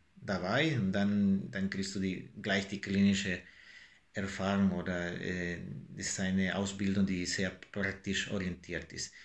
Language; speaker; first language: German; non-native, fluent; Spanish